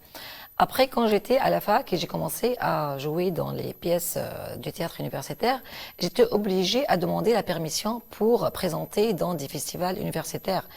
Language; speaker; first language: French; non-native, local second language; Arabic